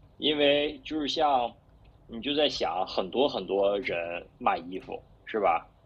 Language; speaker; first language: Chinese; early bilingual, heritage; Chinese